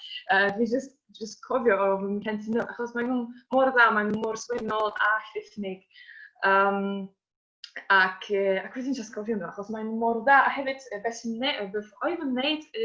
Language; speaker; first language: Welsh; non-native, fluent; Polish